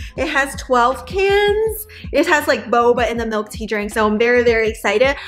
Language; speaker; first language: English; non-native, fluent; Chinese